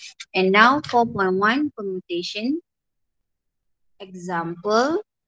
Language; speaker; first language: English; non-native, local second language; Malay